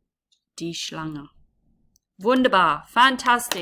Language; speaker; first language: German; non-native, learner; English